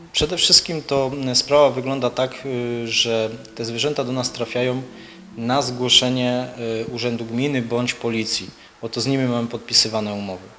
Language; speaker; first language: Polish; native; Polish